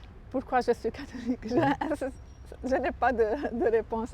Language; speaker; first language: French; non-native, local second language; Arabic